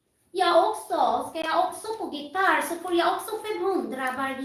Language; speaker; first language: Swedish; non-native, fluent; Filipino